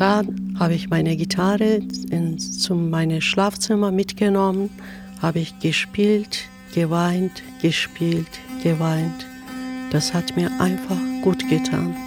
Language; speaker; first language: German; non-native, fluent; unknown